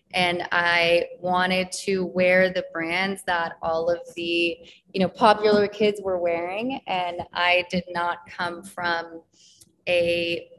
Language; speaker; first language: English; native; English